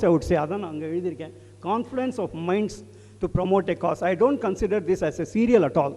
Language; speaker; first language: Tamil; native; Tamil